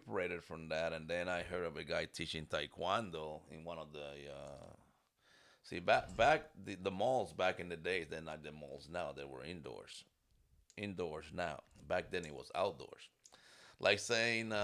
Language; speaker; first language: English; non-native, fluent; Spanish